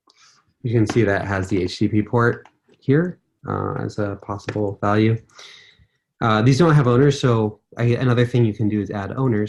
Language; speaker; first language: English; native; English